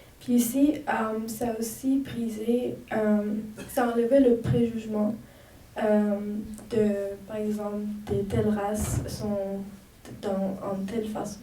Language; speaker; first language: French; non-native, fluent; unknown